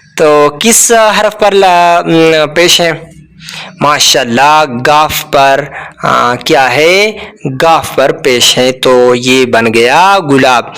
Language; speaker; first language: Urdu; non-native, local second language; Pashto